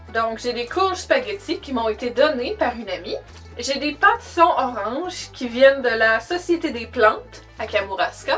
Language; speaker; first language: French; native; French